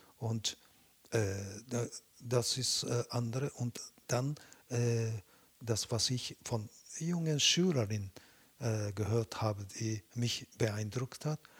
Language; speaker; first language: German; non-native, fluent; Japanese